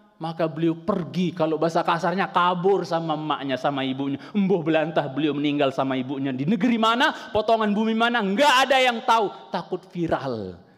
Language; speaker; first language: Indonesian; non-native, local second language; Sundanese